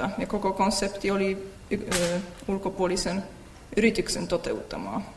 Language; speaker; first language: Finnish; non-native, fluent; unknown